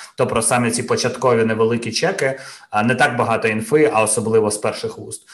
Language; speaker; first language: Ukrainian; non-native, local second language; Russian